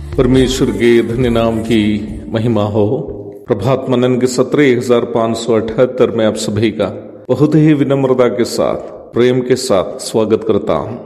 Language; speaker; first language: Hindi; non-native, local second language; Malayalam